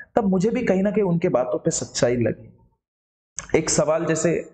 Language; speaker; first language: Hindi; non-native, local second language; Marathi